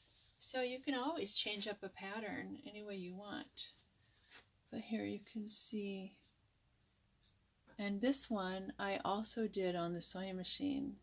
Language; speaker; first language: English; native; English